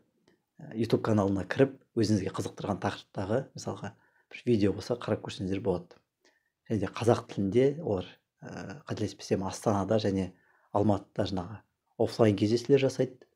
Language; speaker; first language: Kazakh; native; Kazakh